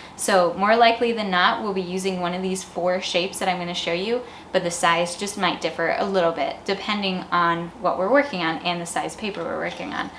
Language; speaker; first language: English; native; English